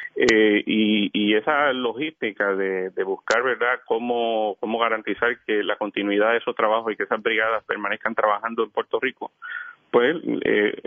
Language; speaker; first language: Spanish; native; Spanish